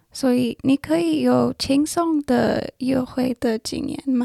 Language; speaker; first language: Chinese; non-native, learner; English